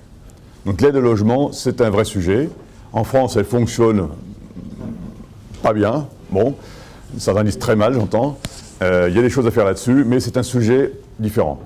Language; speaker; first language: French; native; French